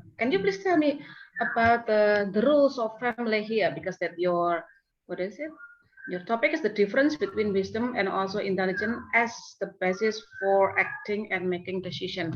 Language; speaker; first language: English; non-native, fluent; Indonesian